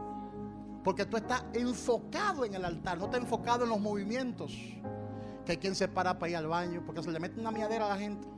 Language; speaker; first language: Spanish; native; Spanish